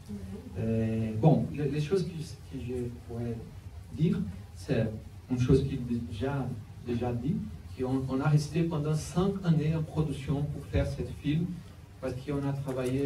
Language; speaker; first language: French; non-native, learner; Portuguese